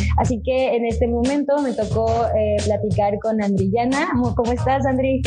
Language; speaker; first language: Spanish; native; Spanish